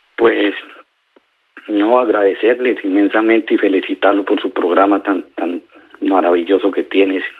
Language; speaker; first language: Spanish; native; Spanish